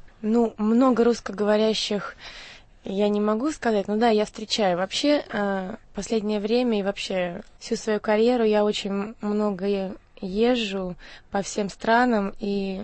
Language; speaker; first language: Russian; native; Russian